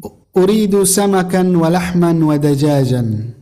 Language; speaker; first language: Arabic; non-native, fluent; Indonesian